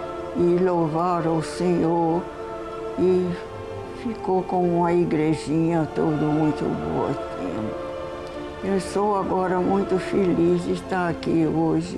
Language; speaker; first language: Portuguese; early bilingual, heritage; Portuguese